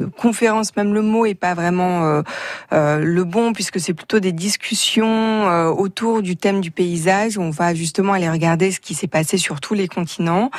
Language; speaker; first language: French; native; French